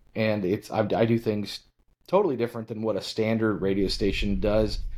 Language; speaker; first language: English; native; English